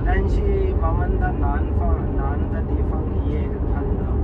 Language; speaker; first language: Chinese; non-native, learner; Urdu